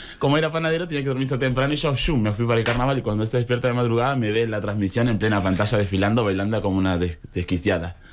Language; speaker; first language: Spanish; native; Spanish